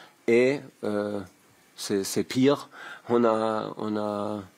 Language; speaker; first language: French; non-native, learner; German